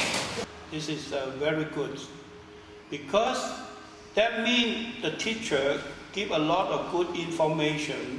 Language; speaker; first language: English; non-native, learner; Chinese